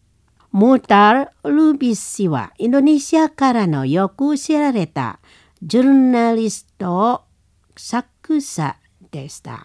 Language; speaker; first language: Japanese; non-native, learner; Indonesian